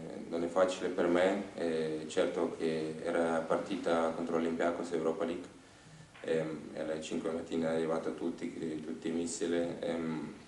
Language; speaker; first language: Italian; non-native, learner; Ukrainian